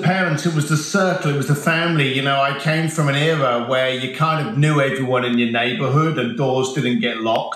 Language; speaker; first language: English; native; English